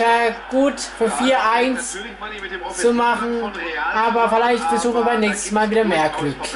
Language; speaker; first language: German; non-native, fluent; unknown